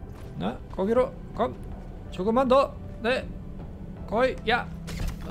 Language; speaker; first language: Korean; non-native, learner; German